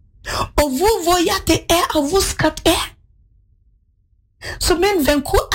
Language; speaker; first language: Swedish; non-native, learner; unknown